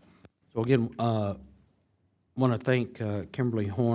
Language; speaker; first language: English; native; English